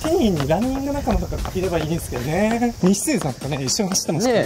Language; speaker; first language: Japanese; native; Japanese